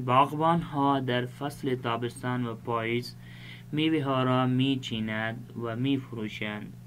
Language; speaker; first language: Persian; non-native, fluent; Urdu